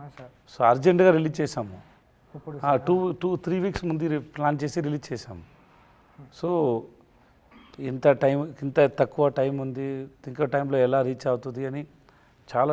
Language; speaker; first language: Telugu; non-native, learner; Tamil